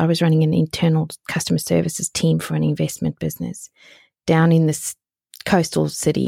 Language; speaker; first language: English; native; English